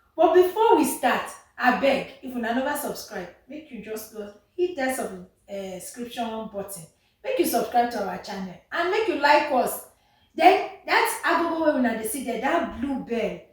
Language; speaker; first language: Nigerian Pidgin; native; Nigerian Pidgin